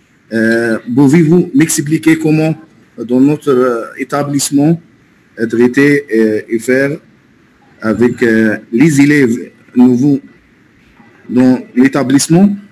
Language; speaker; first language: French; non-native, fluent; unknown